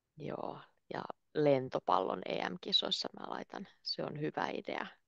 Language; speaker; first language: Finnish; native; Finnish